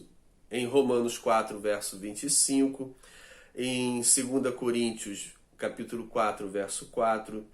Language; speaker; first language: Portuguese; native; Portuguese